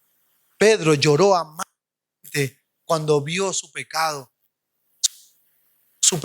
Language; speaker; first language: Spanish; native; Spanish